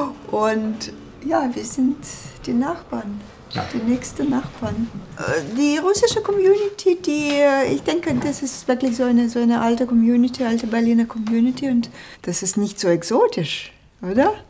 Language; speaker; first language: German; non-native, fluent; Russian